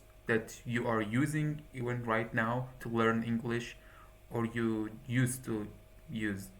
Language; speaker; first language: English; non-native, fluent; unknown